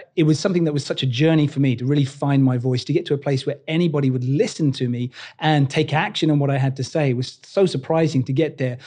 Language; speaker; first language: English; native; English